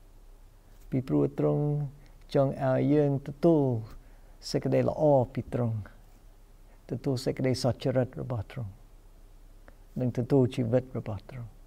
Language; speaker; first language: Khmer; non-native, fluent; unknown